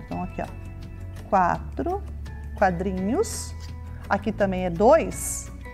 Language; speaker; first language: Portuguese; native; Portuguese